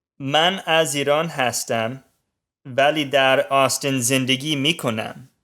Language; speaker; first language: Persian; non-native, learner; English